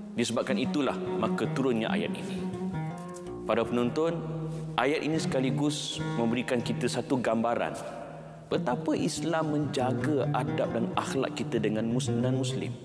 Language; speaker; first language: Malay; native; Malay